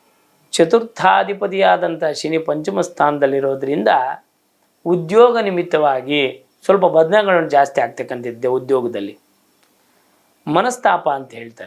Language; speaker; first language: Kannada; native; Kannada